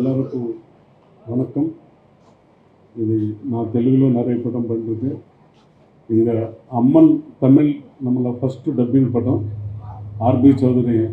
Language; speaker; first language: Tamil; non-native, learner; Telugu